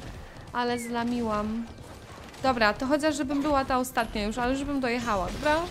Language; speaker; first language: Polish; native; Polish